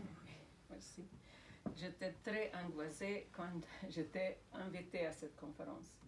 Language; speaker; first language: French; non-native, fluent; Slovenian